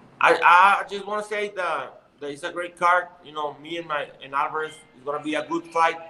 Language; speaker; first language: English; non-native, learner; Spanish